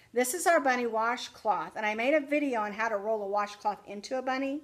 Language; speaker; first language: English; native; English